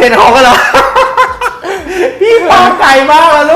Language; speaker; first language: Thai; native; Thai